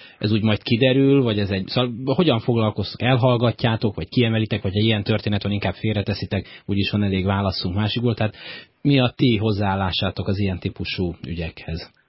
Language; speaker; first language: Hungarian; native; Hungarian